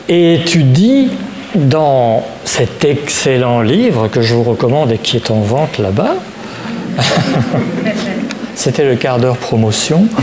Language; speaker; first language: French; native; French